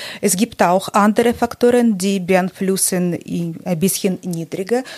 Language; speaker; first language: German; non-native, learner; Ukrainian